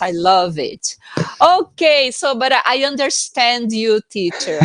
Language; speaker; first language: English; non-native, fluent; Portuguese